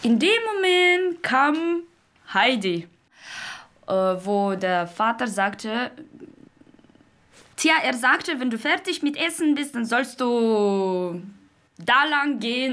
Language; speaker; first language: German; non-native, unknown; Uzbek